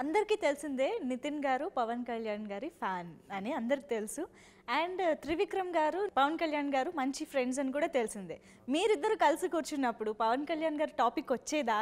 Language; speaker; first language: Telugu; native; Telugu